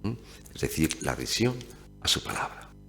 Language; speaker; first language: Spanish; native; Spanish